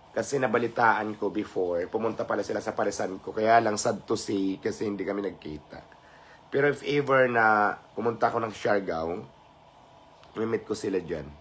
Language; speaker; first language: Filipino; non-native, local second language; Cebuano